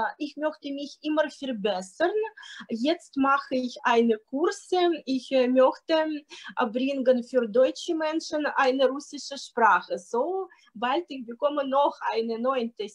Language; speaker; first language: German; non-native, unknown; Russian